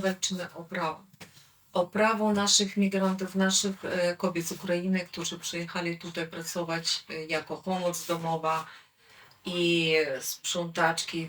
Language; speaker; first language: Polish; non-native, learner; Ukrainian